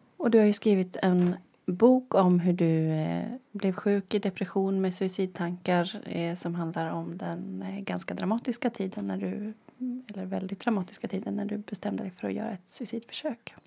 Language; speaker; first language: Swedish; native; Swedish